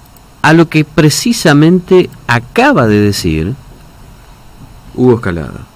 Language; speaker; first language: Spanish; native; Spanish